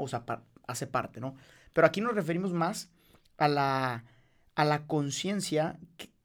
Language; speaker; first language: Spanish; native; Spanish